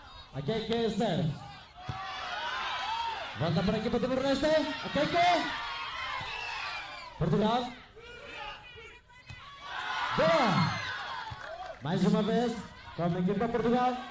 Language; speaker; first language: Portuguese; non-native, local second language; Tetum